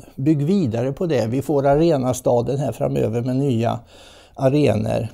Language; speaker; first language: Swedish; native; Swedish